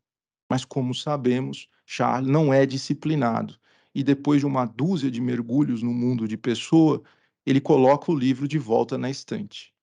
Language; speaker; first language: Portuguese; native; Portuguese